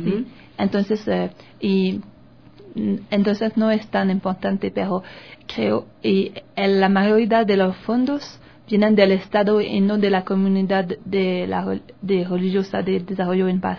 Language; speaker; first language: Spanish; non-native, learner; French